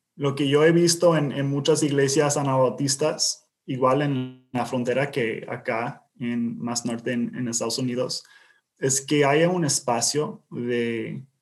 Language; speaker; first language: Spanish; non-native, fluent; English